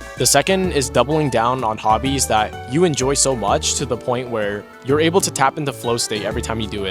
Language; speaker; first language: English; native; English